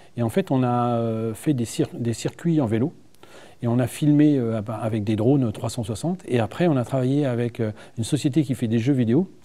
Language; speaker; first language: French; native; French